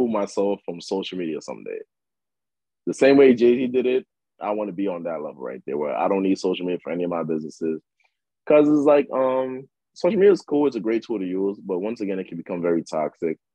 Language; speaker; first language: English; native; English